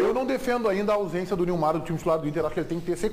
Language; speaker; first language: Portuguese; native; Portuguese